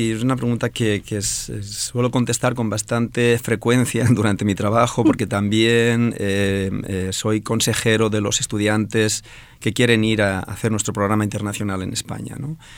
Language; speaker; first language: Spanish; non-native, local second language; Catalan